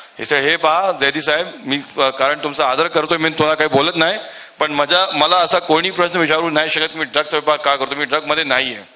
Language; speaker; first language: Marathi; non-native, local second language; Urdu